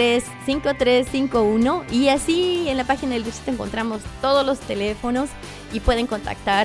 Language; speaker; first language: Spanish; native; Spanish